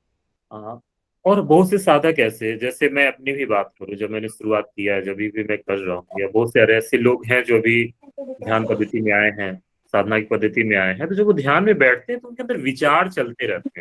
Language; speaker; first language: Hindi; native; Hindi